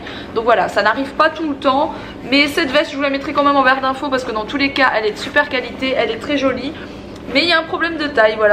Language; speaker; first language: French; native; French